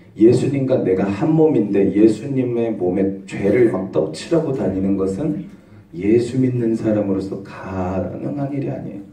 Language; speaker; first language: Korean; native; Korean